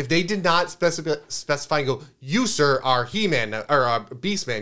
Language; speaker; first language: English; native; English